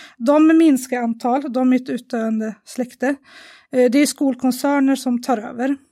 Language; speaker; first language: Swedish; native; Swedish